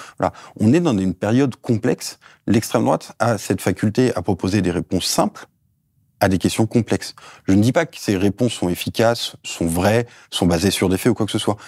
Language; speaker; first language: French; native; French